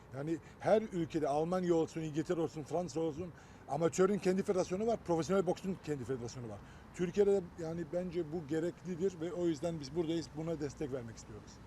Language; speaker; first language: Turkish; early bilingual, heritage; Turkish